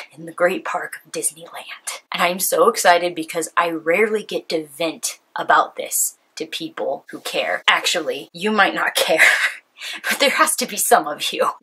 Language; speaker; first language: English; native; English